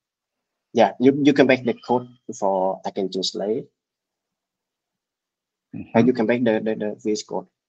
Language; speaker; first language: English; non-native, learner; Vietnamese